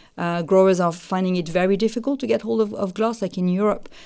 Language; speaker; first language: English; non-native, fluent; French